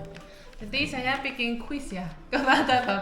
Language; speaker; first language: Indonesian; non-native, fluent; Chinese